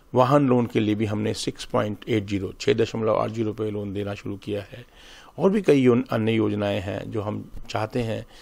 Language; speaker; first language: Hindi; native; Hindi